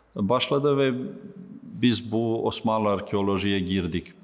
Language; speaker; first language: Turkish; non-native, fluent; Serbian